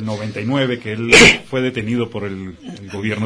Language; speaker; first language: Spanish; native; Spanish